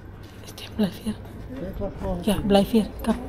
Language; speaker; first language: Dutch; non-native, learner; Iloko